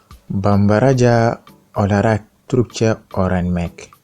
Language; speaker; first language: Turkish; non-native, fluent; Bambara